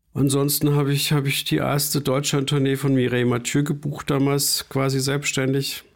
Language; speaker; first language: German; native; German